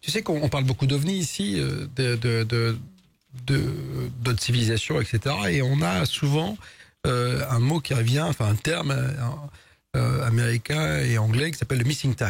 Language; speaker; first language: French; native; French